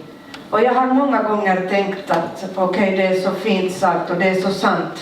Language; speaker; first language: Swedish; non-native, local second language; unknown